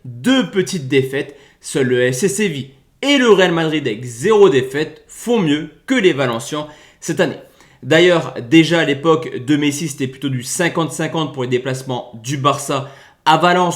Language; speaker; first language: French; native; French